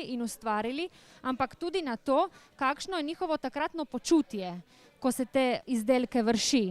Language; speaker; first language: Slovenian; native; Slovenian